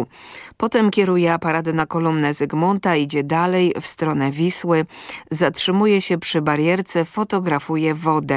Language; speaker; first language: Polish; native; Polish